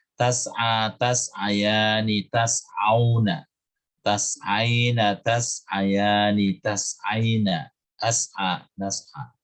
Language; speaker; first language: Arabic; non-native, fluent; Indonesian